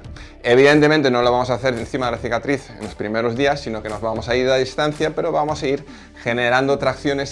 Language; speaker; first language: Spanish; native; Spanish